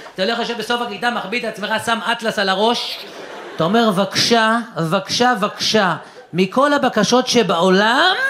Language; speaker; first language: Hebrew; native; Hebrew